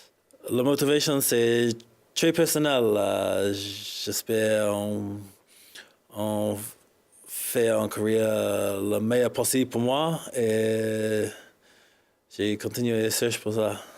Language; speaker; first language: French; non-native, learner; English